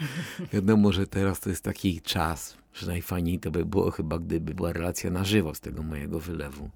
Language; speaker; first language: Polish; native; Polish